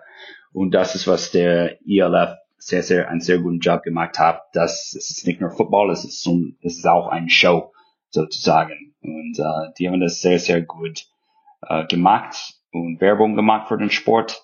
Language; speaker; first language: German; non-native, fluent; English